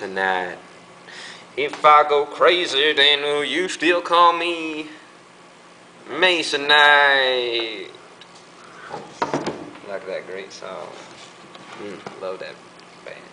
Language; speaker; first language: English; native; English